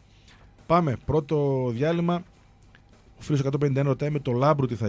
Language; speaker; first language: Greek; native; Greek